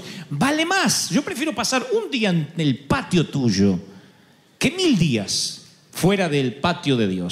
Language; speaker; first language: Spanish; native; Spanish